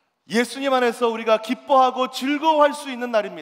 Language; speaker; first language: Korean; native; Korean